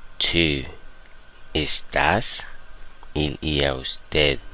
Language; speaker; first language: Spanish; non-native, fluent; Arabic